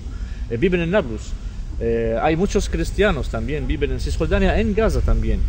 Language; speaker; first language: Spanish; non-native, fluent; Arabic